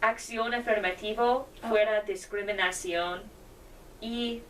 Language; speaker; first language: Spanish; non-native, learner; English